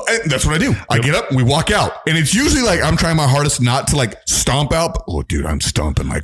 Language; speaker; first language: English; native; English